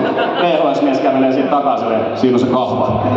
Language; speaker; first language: Finnish; native; Finnish